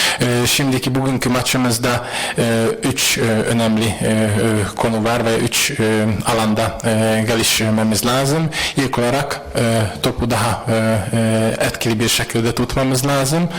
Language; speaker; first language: Turkish; non-native, fluent; Hungarian